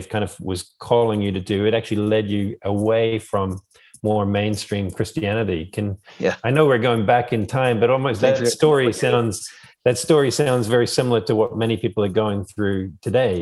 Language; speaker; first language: English; native; English